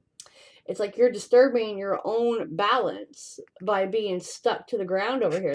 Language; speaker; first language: English; native; English